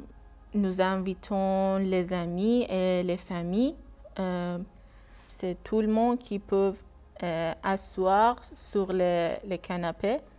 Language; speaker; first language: French; non-native, learner; Persian